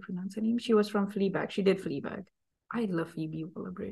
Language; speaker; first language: English; non-native, local second language; Tamil